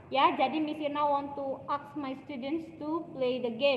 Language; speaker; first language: English; non-native, learner; Indonesian